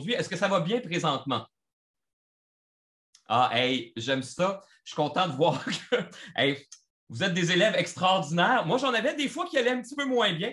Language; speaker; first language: French; native; French